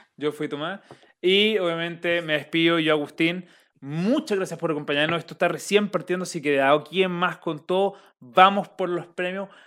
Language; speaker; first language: Spanish; native; Spanish